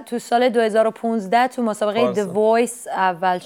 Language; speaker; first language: Persian; non-native, local second language; Armenian